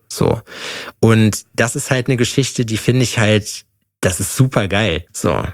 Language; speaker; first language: German; native; German